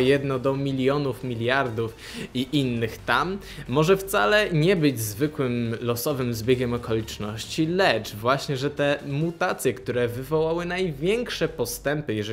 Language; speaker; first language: Polish; native; Polish